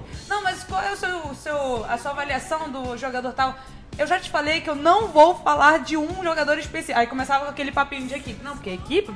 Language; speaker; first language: Portuguese; native; Portuguese